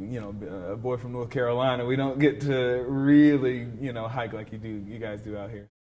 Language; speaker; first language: English; native; English